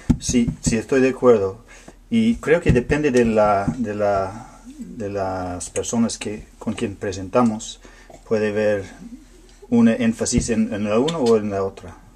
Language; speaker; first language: Spanish; non-native, fluent; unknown